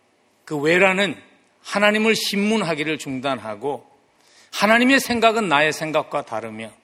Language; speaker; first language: Korean; native; Korean